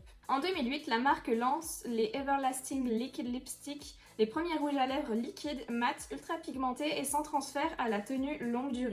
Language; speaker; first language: French; native; French